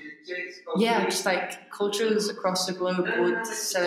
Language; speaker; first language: English; non-native, local second language; French